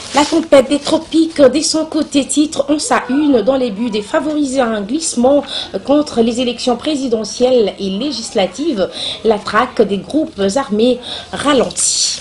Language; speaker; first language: French; non-native, local second language; Lingala